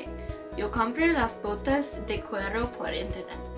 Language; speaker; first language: Spanish; non-native, learner; English